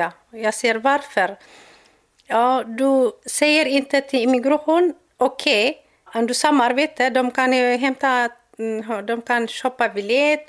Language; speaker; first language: Swedish; non-native, learner; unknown